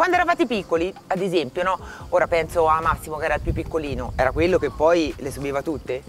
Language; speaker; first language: Italian; native; Italian